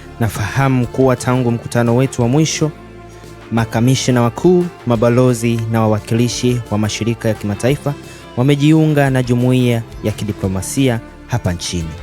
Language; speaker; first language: Swahili; native; Swahili